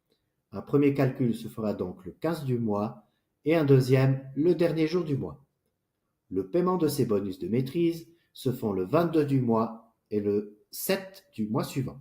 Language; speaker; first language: French; native; French